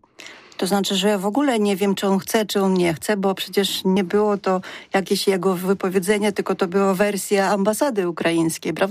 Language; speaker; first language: Polish; non-native, fluent; Ukrainian